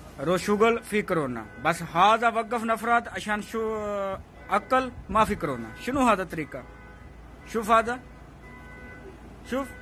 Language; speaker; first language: Arabic; non-native, learner; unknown